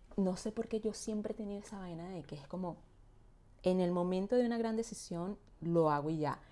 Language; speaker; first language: Spanish; native; Spanish